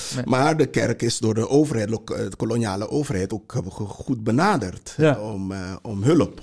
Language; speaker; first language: Dutch; non-native, local second language; Sranan Tongo